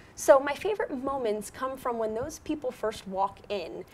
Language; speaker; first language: English; native; English